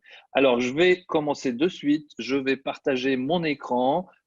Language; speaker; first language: French; native; French